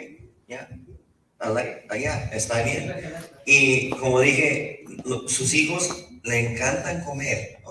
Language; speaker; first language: Spanish; early bilingual, heritage; Spanish